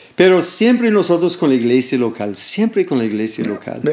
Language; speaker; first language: Spanish; non-native, fluent; English